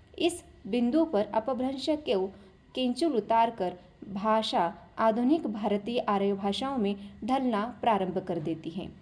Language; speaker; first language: Hindi; non-native, local second language; Marathi